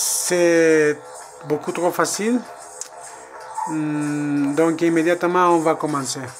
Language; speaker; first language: French; non-native, learner; Spanish